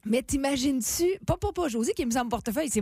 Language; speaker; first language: French; native; French